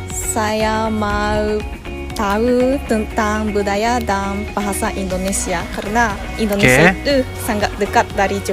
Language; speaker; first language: Indonesian; non-native, learner; Japanese